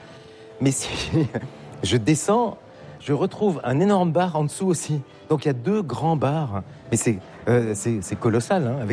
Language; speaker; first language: French; native; French